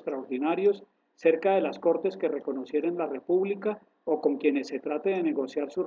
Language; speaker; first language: Spanish; native; Spanish